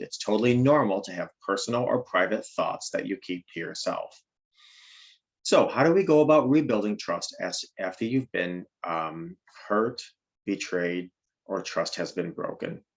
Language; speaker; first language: English; native; English